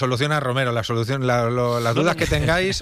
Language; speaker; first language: Spanish; native; Spanish